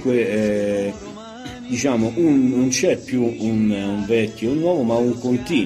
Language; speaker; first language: Italian; native; Italian